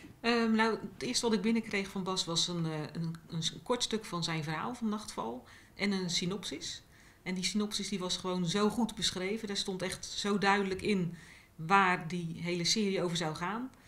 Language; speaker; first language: Dutch; native; Dutch